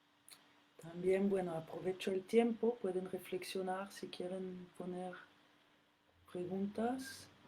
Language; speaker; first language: Spanish; non-native, fluent; French